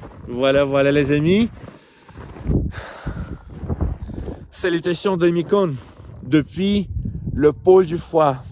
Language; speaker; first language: French; non-native, fluent; Russian